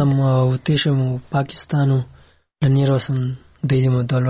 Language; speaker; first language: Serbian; non-native, learner; Pashto